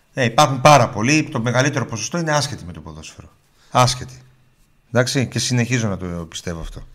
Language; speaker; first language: Greek; early bilingual, heritage; Greek